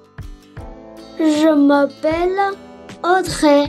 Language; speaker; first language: French; non-native, learner; Chinese